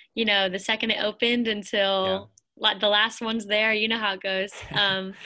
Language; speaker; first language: English; native; English